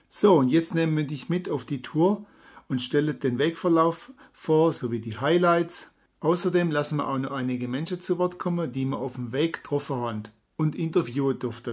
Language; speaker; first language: German; native; German